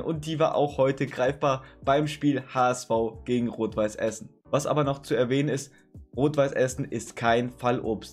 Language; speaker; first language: German; native; German